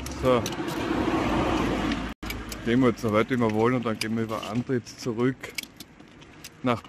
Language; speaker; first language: German; native; German